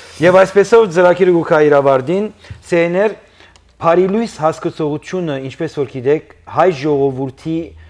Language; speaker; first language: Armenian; early bilingual, heritage; Armenian